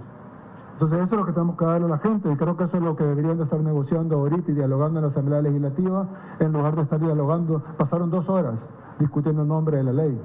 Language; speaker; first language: Spanish; native; Spanish